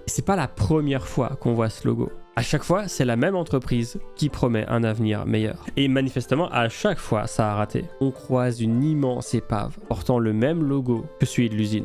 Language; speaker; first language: French; native; French